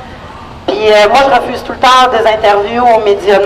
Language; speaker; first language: French; native; French